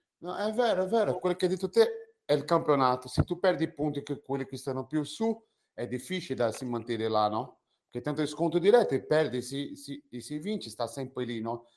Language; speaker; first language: Italian; non-native, fluent; Portuguese